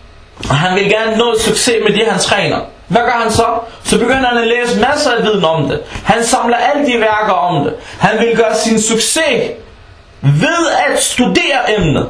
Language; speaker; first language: Danish; early bilingual, other home language; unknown